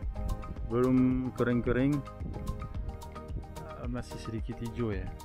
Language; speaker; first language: Indonesian; non-native, fluent; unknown